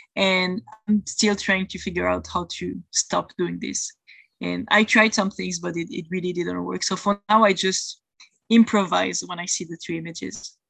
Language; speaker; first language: English; non-native, fluent; French